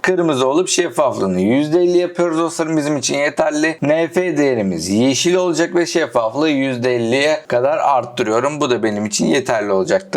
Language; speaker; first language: Turkish; native; Turkish